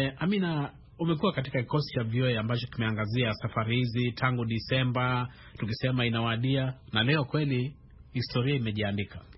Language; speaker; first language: Swahili; non-native, local second language; Kamba